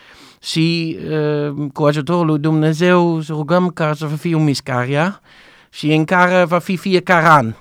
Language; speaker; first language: Romanian; non-native, learner; Dutch